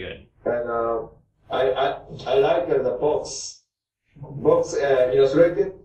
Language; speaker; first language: English; non-native, learner; Japanese